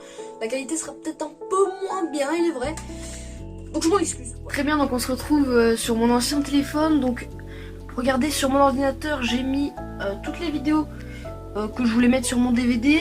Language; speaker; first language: French; native; French